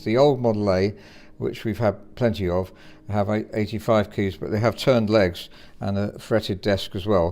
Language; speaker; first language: English; native; English